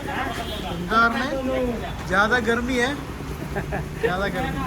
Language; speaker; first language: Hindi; non-native, local second language; Malayalam